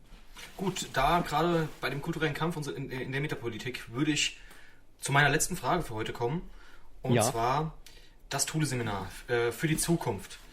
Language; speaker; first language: German; native; German